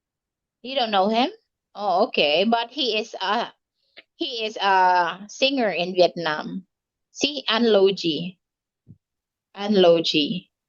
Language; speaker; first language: English; non-native, local second language; Filipino